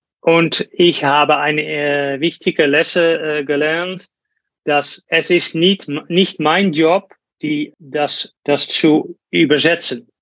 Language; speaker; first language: German; non-native, learner; Dutch